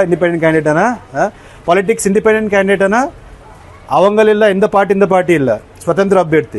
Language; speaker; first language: Tamil; non-native, learner; Urdu